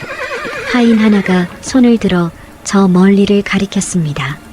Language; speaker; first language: Korean; native; Korean